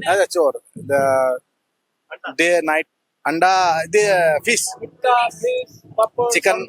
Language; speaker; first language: English; non-native, learner; Hindi